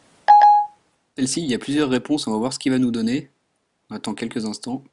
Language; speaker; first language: French; native; French